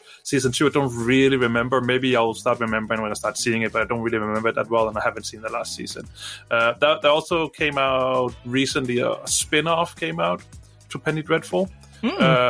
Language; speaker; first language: English; non-native, fluent; Danish